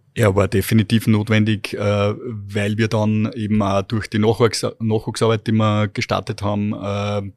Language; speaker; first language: German; native; German